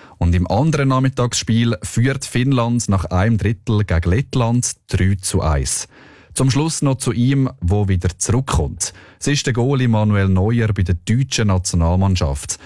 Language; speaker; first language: German; native; German